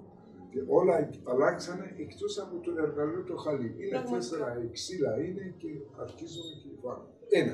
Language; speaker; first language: Greek; non-native, learner; Persian